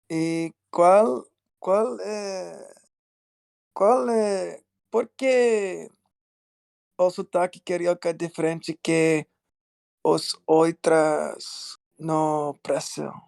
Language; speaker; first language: Portuguese; non-native, learner; English